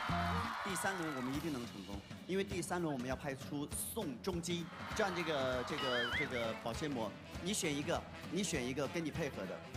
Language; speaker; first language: Chinese; native; Chinese